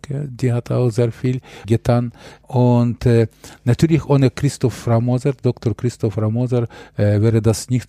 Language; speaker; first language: German; non-native, fluent; Ukrainian